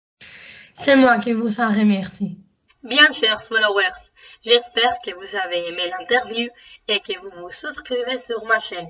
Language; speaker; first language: French; non-native, learner; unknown